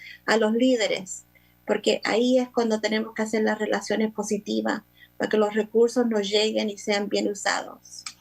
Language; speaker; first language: Spanish; early bilingual, other home language; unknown